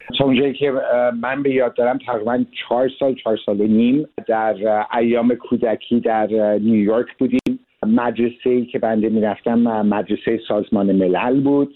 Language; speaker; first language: Persian; early bilingual, heritage; Persian